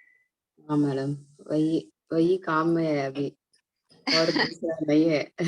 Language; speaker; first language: Hindi; non-native, local second language; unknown